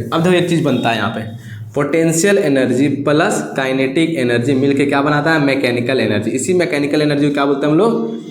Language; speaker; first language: Hindi; native; Hindi